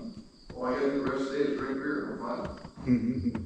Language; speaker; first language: English; native; English